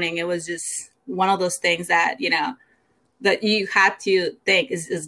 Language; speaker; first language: English; non-native, fluent; Spanish